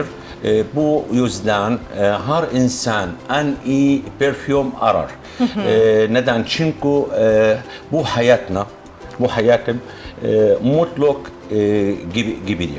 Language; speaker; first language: Turkish; non-native, learner; Arabic